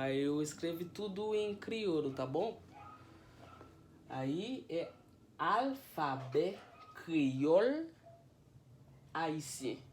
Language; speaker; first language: Portuguese; non-native, fluent; Haitian Creole